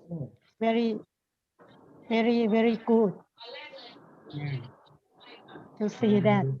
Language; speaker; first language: English; non-native, learner; Thai